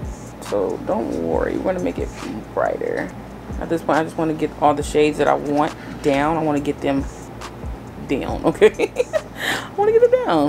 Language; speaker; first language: English; native; English